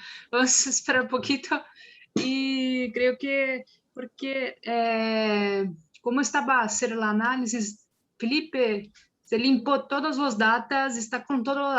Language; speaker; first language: Spanish; non-native, learner; Portuguese